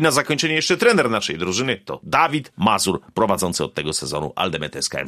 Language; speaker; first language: Polish; native; Polish